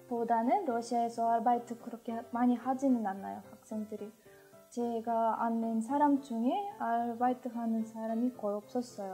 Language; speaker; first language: Korean; non-native, fluent; Russian